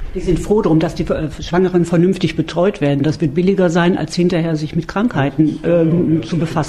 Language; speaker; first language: German; native; German